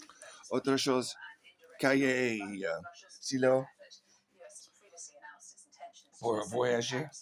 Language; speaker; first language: French; non-native, learner; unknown